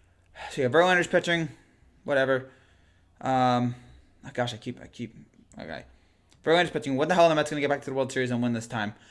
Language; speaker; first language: English; native; English